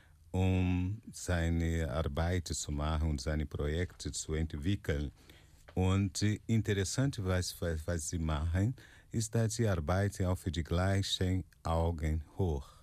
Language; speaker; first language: German; non-native, fluent; Portuguese